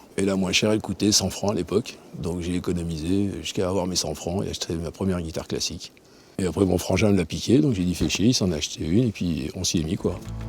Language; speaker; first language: French; native; French